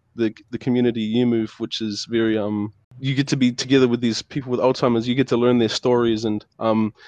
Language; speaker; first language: English; native; English